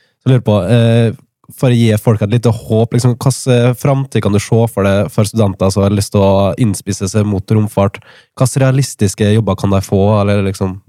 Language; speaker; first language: Norwegian; native; Norwegian